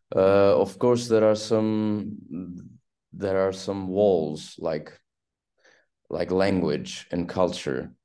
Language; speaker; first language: English; non-native, fluent; Turkish